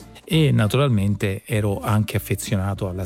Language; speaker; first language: Italian; native; Italian